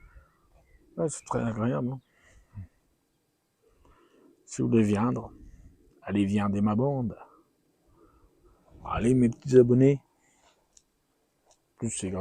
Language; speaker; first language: French; native; French